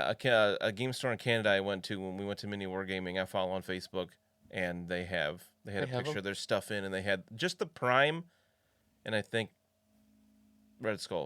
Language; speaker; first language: English; native; English